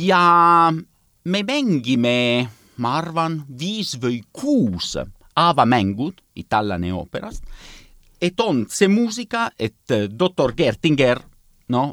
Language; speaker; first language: Estonian; non-native, learner; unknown